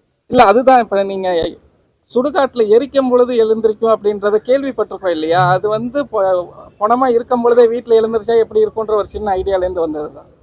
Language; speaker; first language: Tamil; native; Tamil